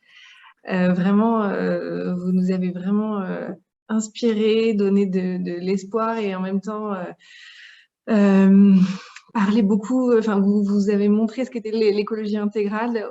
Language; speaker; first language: French; native; French